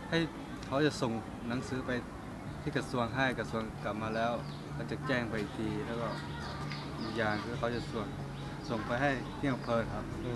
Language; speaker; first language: Thai; non-native, local second language; Lahu